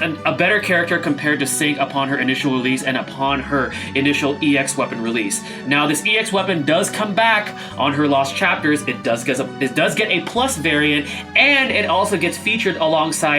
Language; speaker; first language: English; native; English